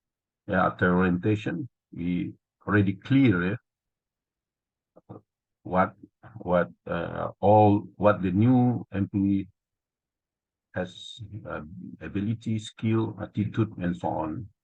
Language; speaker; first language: English; non-native, learner; Indonesian